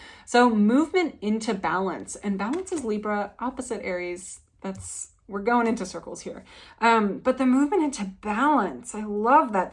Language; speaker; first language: English; native; English